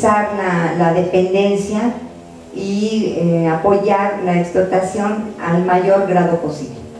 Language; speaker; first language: Spanish; native; Spanish